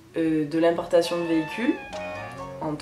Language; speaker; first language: French; native; French